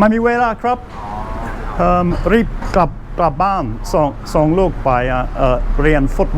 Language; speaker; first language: Thai; non-native, learner; English